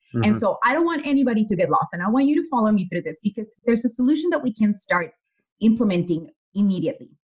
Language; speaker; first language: English; non-native, fluent; Spanish